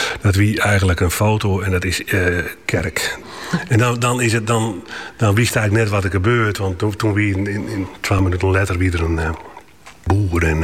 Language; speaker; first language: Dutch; non-native, local second language; Western Frisian